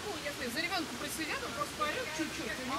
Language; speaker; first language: Russian; native; Russian